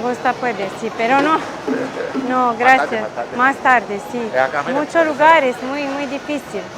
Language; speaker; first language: Spanish; non-native, learner; Romanian